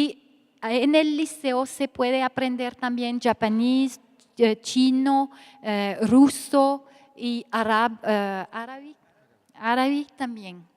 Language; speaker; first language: Spanish; non-native, fluent; French